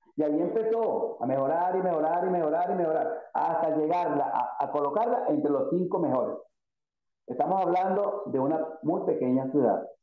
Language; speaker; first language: Spanish; native; Spanish